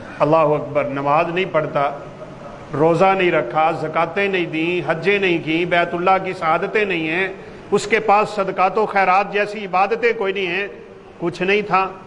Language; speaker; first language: Urdu; non-native, local second language; Punjabi